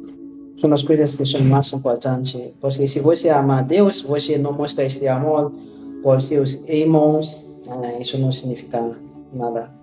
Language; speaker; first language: Portuguese; non-native, learner; Haitian Creole